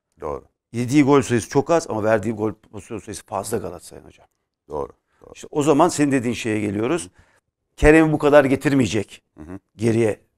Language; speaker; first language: Turkish; native; Turkish